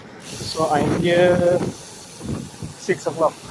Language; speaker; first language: English; non-native, local second language; Malay